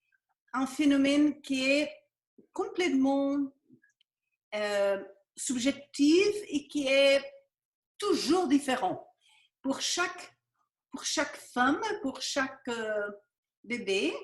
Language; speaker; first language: French; non-native, fluent; Spanish